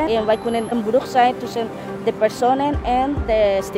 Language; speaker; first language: Dutch; non-native, learner; Spanish